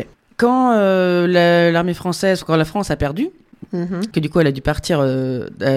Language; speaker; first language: French; native; French